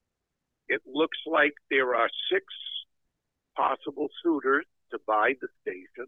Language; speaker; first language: English; native; English